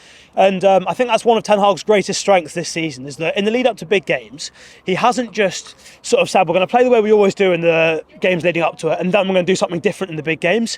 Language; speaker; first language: English; native; English